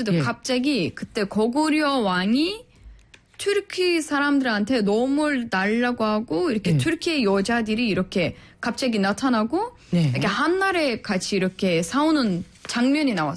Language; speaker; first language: Korean; non-native, fluent; Turkish